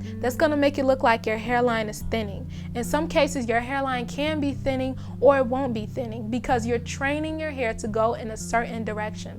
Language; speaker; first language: English; native; English